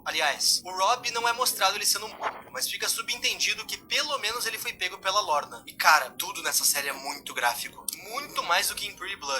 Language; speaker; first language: Portuguese; native; Portuguese